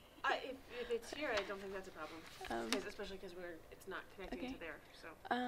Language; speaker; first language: English; native; English